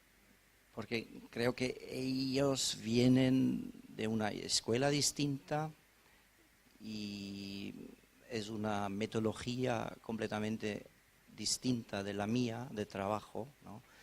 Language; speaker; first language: Spanish; non-native, fluent; German